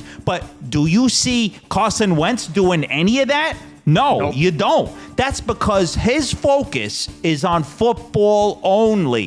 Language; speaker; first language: English; native; English